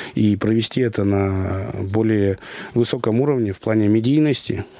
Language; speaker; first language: Russian; native; Russian